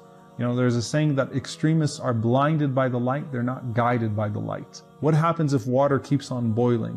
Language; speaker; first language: English; native; English